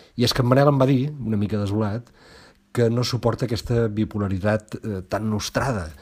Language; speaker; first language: Catalan; native; Catalan